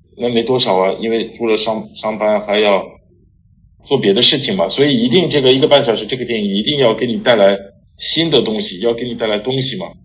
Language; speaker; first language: Chinese; non-native, fluent; French